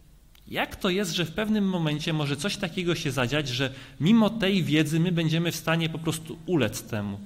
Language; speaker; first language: Polish; native; Polish